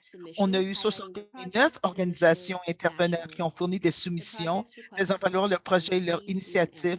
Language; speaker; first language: French; non-native, fluent; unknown